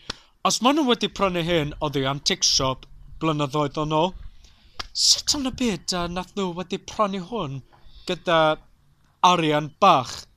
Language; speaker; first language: Welsh; non-native, local second language; English